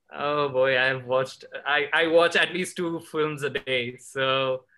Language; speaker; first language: English; non-native, local second language; Gujarati